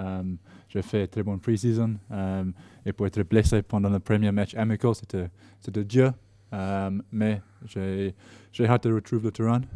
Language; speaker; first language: French; non-native, learner; English